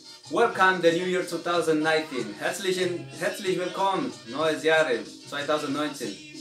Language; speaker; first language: German; non-native, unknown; Spanish